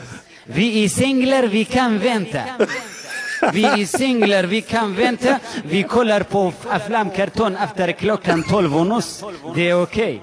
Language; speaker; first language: Swedish; non-native, local second language; Arabic